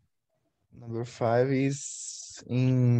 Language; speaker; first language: English; non-native, learner; Portuguese